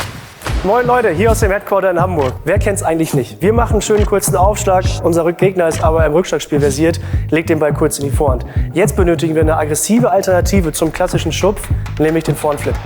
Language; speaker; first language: German; native; German